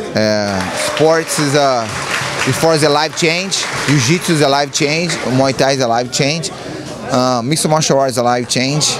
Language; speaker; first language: English; non-native, learner; Portuguese